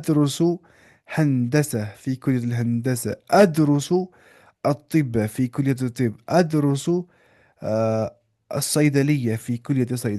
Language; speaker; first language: Arabic; non-native, fluent; Urdu